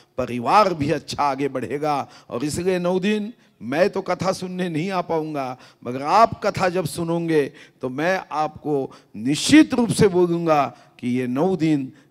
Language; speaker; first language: Hindi; non-native, local second language; Marathi